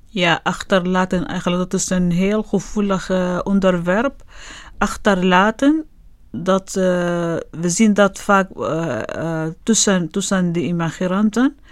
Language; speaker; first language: Dutch; non-native, learner; Arabic